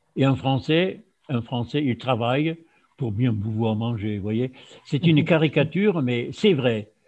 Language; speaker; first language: French; non-native, fluent; German